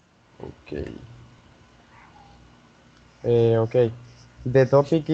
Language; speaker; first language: English; non-native, learner; Spanish